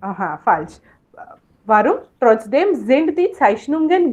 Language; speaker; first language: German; non-native, fluent; Hindi